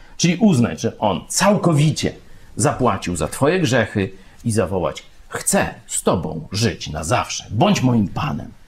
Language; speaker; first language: Polish; native; Polish